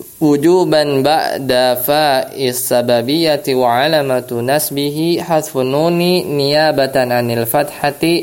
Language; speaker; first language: Arabic; non-native, fluent; Indonesian